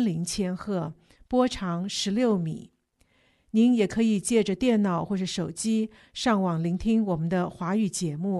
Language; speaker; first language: Chinese; native; Chinese